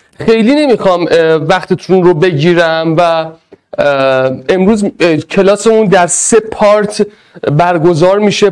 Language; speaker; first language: Persian; non-native, local second language; Arabic